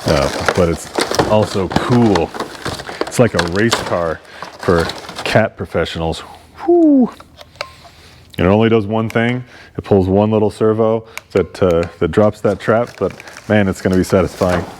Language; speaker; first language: English; native; English